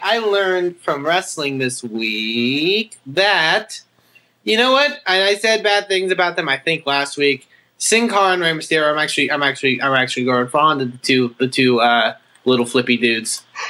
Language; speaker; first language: English; native; English